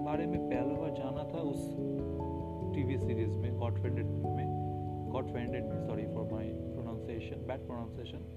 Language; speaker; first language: Hindi; non-native, local second language; Bangla